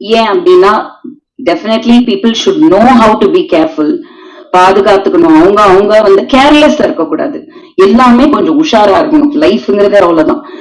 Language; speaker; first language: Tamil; native; Tamil